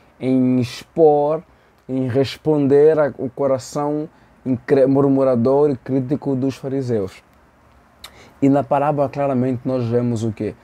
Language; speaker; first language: Portuguese; native; Portuguese